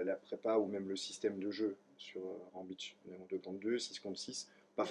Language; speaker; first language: French; native; French